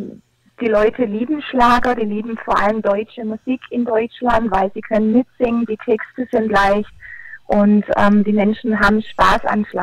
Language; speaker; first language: German; native; German